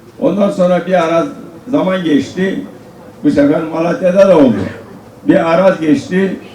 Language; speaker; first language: Turkish; non-native, local second language; Zaza